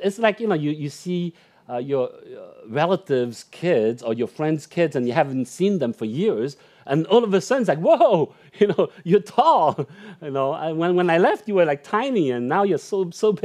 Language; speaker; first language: English; non-native, fluent; French